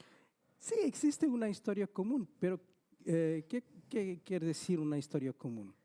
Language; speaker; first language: Spanish; non-native, fluent; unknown